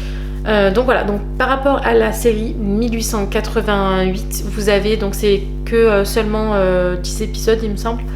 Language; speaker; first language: French; native; French